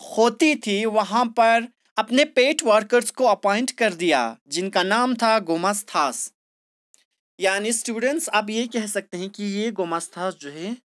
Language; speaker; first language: Hindi; non-native, local second language; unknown